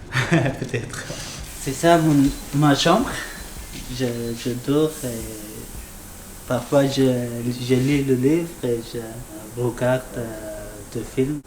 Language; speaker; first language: French; non-native, learner; Persian